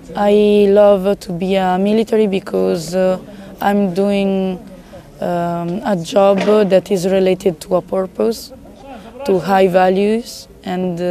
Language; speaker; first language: English; non-native, fluent; Italian